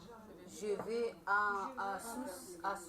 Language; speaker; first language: French; non-native, learner; Arabic